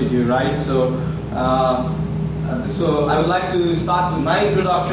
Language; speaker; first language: English; non-native, local second language; Nepali